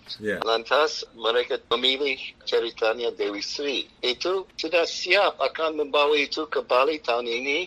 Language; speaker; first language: Indonesian; non-native, fluent; English